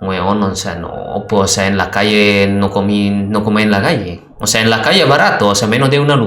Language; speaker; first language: Spanish; non-native, fluent; Indonesian